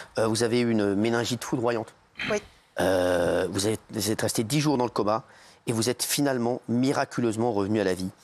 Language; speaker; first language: French; native; French